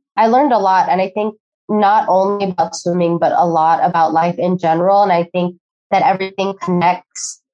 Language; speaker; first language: English; early bilingual, other home language; Filipino